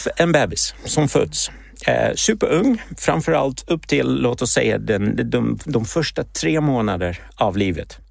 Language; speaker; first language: Swedish; non-native, fluent; Czech